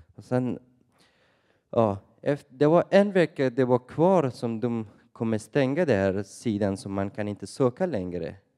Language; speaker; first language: Swedish; non-native, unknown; Persian